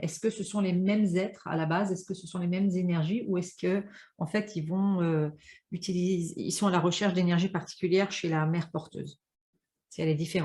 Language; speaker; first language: French; native; French